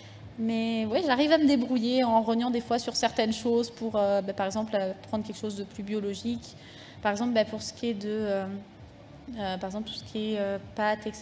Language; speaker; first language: French; native; French